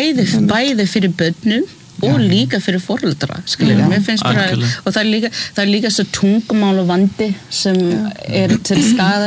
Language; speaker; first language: Icelandic; early bilingual, other home language; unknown